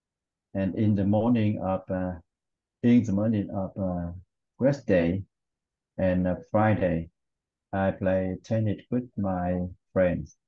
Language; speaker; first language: English; non-native, learner; Vietnamese